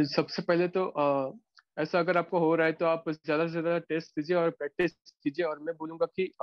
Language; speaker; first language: Hindi; non-native, local second language; Gujarati